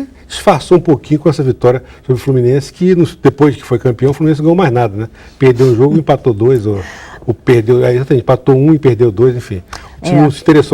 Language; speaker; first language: Portuguese; native; Portuguese